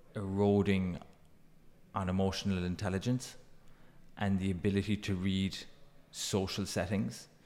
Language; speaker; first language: English; native; English